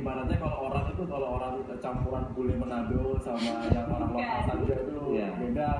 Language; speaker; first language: Indonesian; native; Indonesian